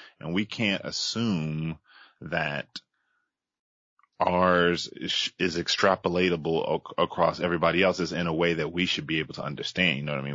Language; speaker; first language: English; native; English